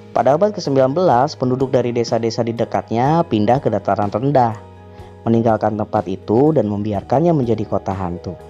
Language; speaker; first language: Indonesian; native; Indonesian